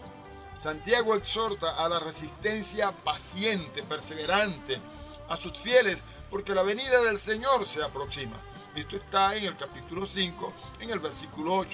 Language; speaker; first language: Spanish; native; Spanish